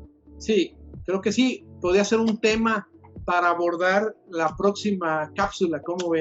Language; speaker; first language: Spanish; native; Spanish